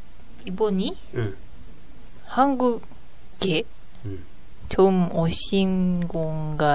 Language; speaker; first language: Korean; non-native, learner; Japanese